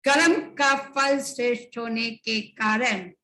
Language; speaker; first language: Hindi; non-native, local second language; Bangla